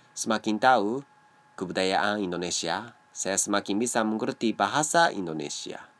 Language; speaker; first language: Indonesian; non-native, learner; Japanese